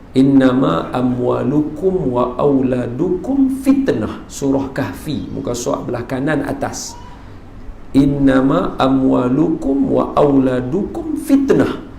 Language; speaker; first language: Malay; native; Malay